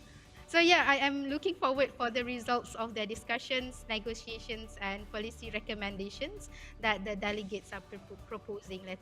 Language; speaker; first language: English; non-native, fluent; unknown